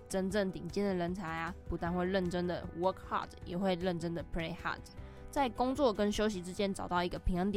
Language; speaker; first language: Chinese; native; Chinese